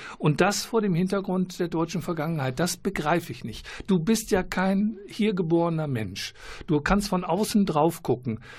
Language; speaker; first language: German; native; German